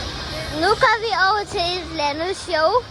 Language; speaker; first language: Danish; early bilingual, heritage; Danish